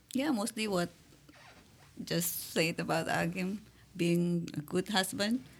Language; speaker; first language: English; non-native, learner; Indonesian